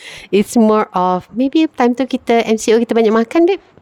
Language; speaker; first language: English; non-native, local second language; Malay